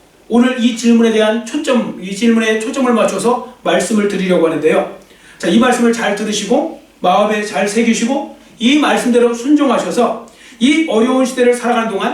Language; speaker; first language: Korean; native; Korean